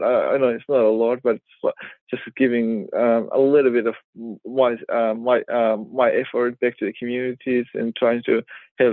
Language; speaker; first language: English; non-native, local second language; Persian